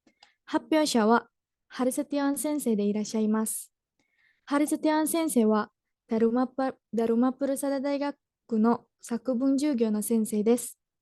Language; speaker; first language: Japanese; non-native, learner; Indonesian